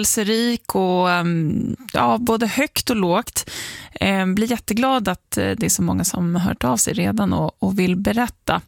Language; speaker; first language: Swedish; native; Swedish